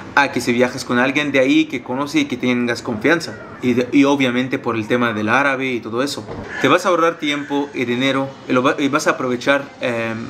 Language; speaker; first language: Spanish; non-native, fluent; Arabic